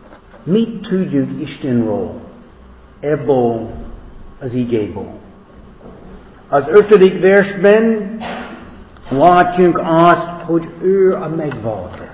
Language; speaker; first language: Hungarian; non-native, fluent; English